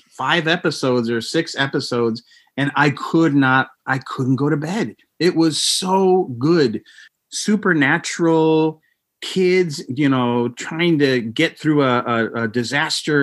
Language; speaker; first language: English; native; English